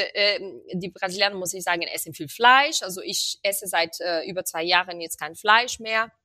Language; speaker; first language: German; non-native, fluent; Portuguese